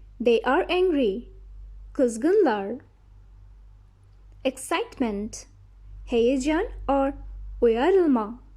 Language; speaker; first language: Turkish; non-native, learner; Bangla